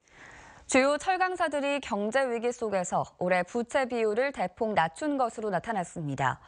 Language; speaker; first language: Korean; native; Korean